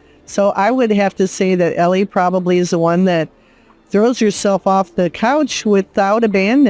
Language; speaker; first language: English; native; English